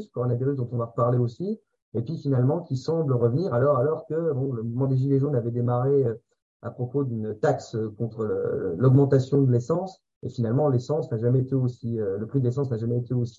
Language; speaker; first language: French; native; French